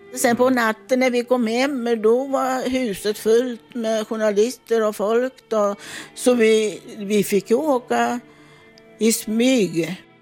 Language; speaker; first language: Swedish; non-native, fluent; Italian